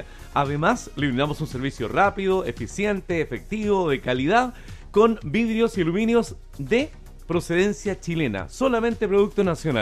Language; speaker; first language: Spanish; native; Spanish